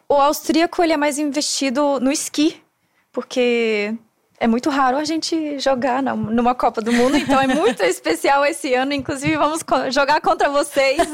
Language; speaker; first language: Portuguese; non-native, fluent; German